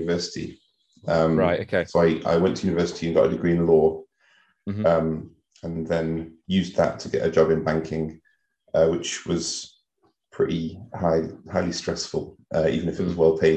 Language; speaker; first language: English; native; English